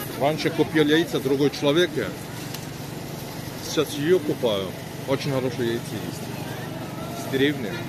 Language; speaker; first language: Russian; non-native, learner; Turkish